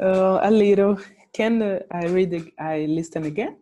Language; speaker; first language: English; non-native, learner; Portuguese